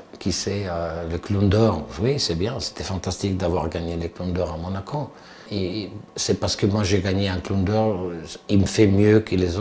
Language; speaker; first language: French; non-native, fluent; Italian